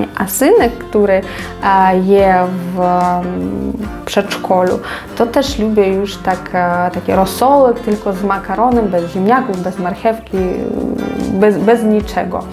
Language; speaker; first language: Polish; non-native, fluent; Ukrainian